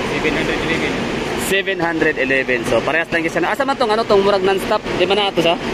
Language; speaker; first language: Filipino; non-native, local second language; Cebuano